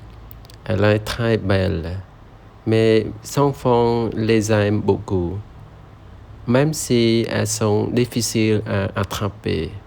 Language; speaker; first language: French; non-native, learner; Khmer